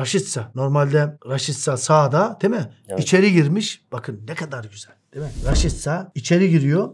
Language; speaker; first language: Turkish; native; Turkish